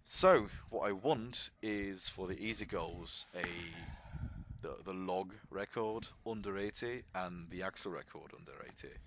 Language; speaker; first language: English; non-native, fluent; German